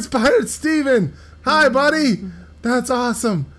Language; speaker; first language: English; native; English